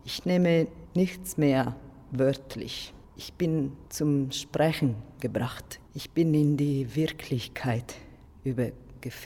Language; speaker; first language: German; non-native, fluent; Italian